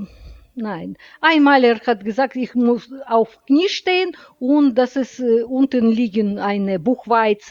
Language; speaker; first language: German; non-native, learner; Russian